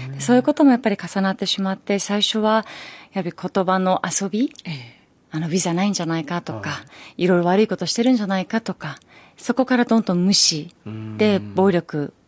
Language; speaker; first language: Japanese; early bilingual, other home language; Persian